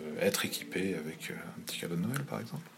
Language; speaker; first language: French; native; French